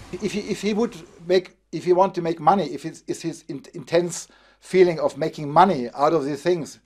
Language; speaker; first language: English; non-native, fluent; German